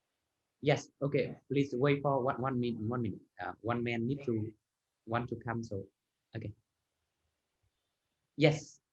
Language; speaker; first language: English; non-native, learner; Vietnamese